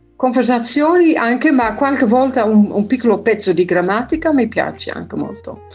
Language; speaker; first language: Italian; non-native, fluent; Dutch